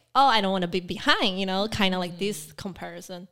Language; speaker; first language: English; early bilingual, other home language; Portuguese